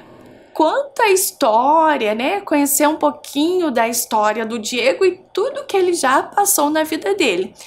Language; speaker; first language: Portuguese; native; Portuguese